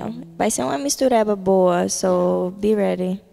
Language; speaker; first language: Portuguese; early bilingual, heritage; Portuguese